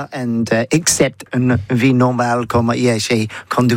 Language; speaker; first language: French; non-native, learner; English